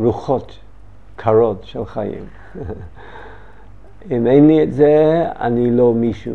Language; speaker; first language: Hebrew; non-native, learner; English